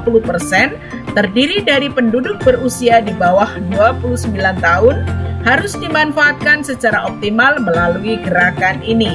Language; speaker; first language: Indonesian; native; Indonesian